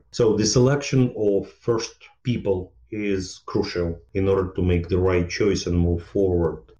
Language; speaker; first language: English; non-native, fluent; Ukrainian